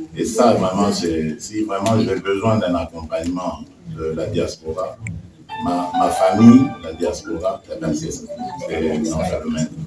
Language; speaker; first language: French; non-native, local second language; Luba-Lulua